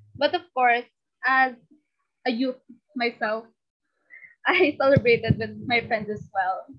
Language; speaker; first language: English; non-native, local second language; Filipino